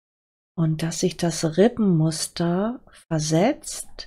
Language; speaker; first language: German; native; German